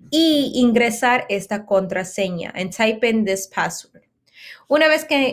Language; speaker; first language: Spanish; early bilingual, heritage; Spanish